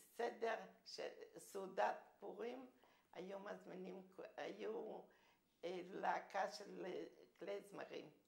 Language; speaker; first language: Hebrew; early bilingual, other home language; Romanian